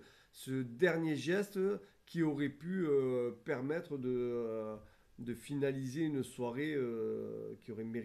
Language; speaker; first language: French; native; French